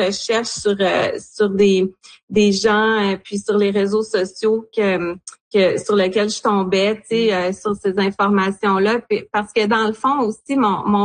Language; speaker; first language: French; native; French